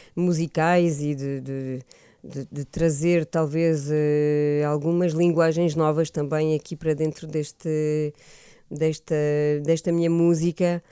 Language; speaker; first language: Portuguese; early bilingual, other home language; French